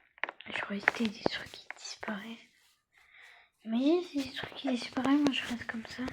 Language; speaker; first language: French; native; French